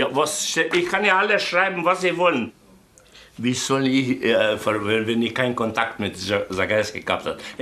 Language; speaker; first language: German; non-native, fluent; Croatian